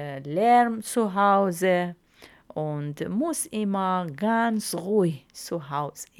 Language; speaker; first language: German; non-native, learner; Arabic